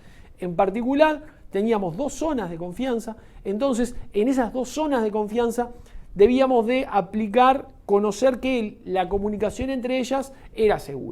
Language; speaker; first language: Spanish; native; Spanish